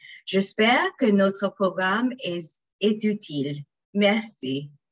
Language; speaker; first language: French; non-native, learner; English